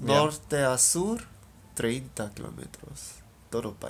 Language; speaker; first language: Spanish; non-native, learner; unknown